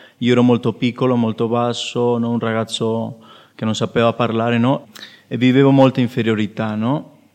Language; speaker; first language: Italian; non-native, fluent; Spanish